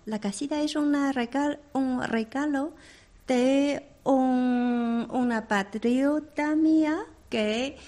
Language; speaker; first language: Spanish; non-native, fluent; Chinese